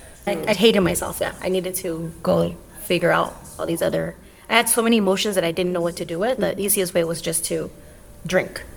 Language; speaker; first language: English; early bilingual, other home language; Spanish